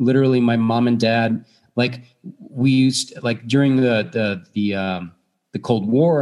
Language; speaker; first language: English; non-native, fluent; Bulgarian